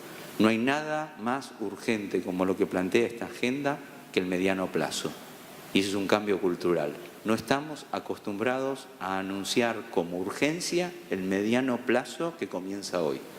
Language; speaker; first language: Spanish; native; Spanish